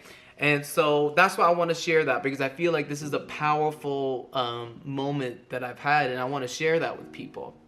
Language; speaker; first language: English; native; English